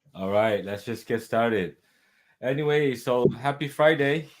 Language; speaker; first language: English; non-native, fluent; Korean